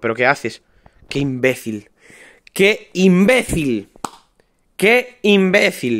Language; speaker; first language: Spanish; native; Spanish